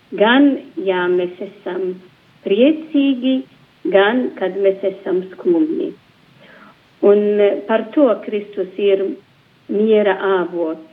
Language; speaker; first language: Latvian; non-native, fluent; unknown